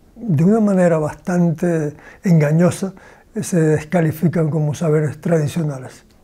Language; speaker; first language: Spanish; native; Spanish